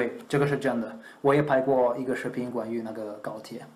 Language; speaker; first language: Chinese; non-native, fluent; Italian